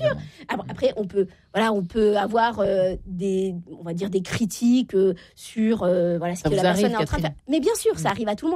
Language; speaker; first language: French; native; French